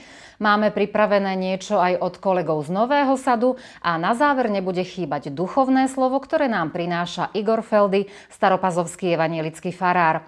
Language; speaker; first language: Slovak; native; Slovak